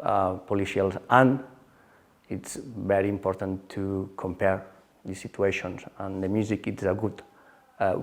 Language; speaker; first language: English; non-native, learner; Spanish